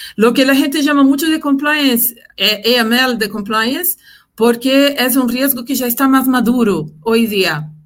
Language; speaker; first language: Spanish; non-native, fluent; Portuguese